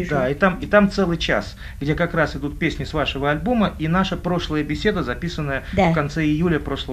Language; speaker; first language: Russian; native; Russian